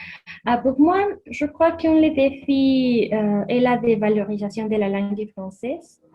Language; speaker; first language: French; non-native, learner; Spanish